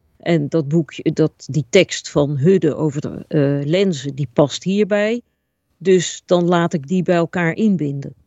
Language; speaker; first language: Dutch; native; Dutch